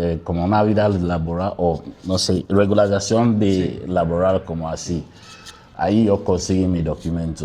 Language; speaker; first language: Spanish; non-native, learner; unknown